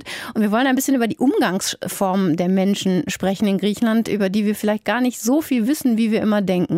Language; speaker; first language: German; native; German